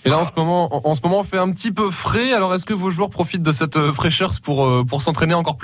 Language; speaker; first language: French; native; French